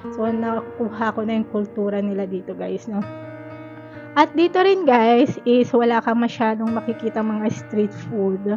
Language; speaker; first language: Filipino; native; Filipino